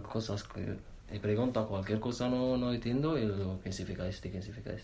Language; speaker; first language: Spanish; non-native, learner; Arabic